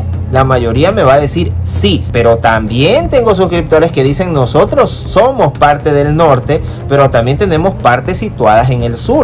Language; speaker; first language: Spanish; native; Spanish